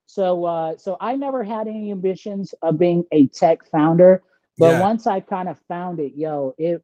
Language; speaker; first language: English; native; English